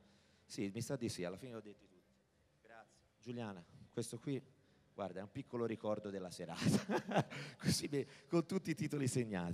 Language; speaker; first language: Italian; native; Italian